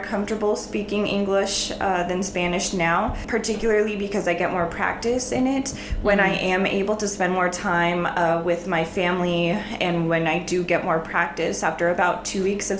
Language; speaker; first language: English; early bilingual, other home language; Spanish